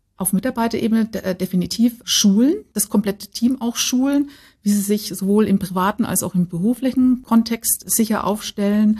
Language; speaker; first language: German; native; German